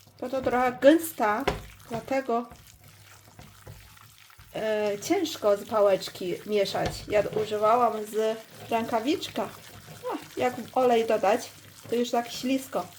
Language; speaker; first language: Polish; non-native, learner; Chinese